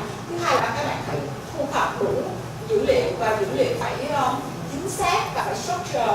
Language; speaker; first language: Vietnamese; native; Vietnamese